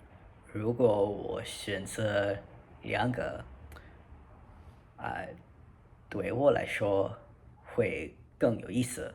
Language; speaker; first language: Chinese; non-native, learner; English